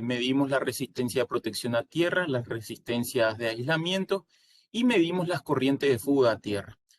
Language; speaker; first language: Spanish; native; Spanish